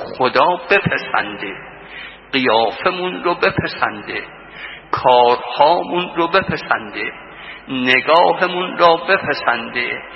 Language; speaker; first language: Persian; native; Persian